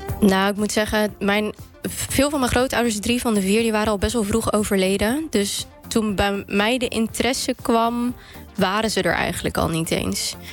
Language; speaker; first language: Dutch; native; Dutch